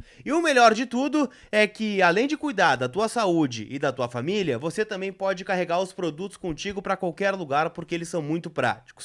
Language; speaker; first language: Portuguese; native; Portuguese